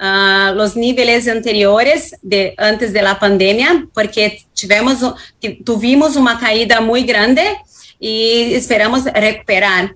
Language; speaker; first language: Spanish; non-native, fluent; Portuguese